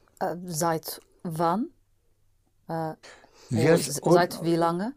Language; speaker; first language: German; non-native, learner; English